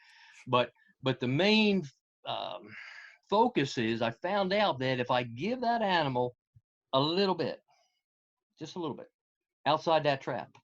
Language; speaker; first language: English; native; English